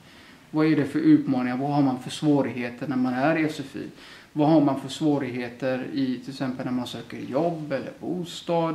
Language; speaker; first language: Swedish; early bilingual, other home language; Somali